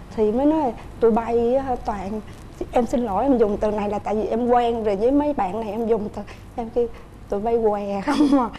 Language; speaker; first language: Vietnamese; native; Vietnamese